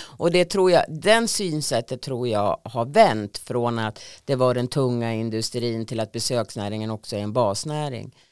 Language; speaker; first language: Swedish; native; Swedish